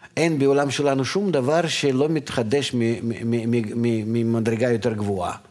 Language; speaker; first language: Hebrew; non-native, fluent; Russian